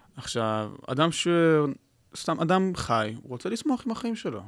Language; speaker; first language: Hebrew; native; Hebrew